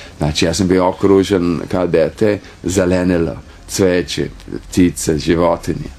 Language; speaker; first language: Serbian; non-native, fluent; English